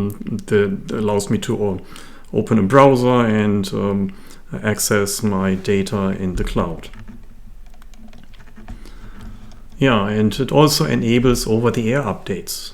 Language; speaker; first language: English; non-native, fluent; German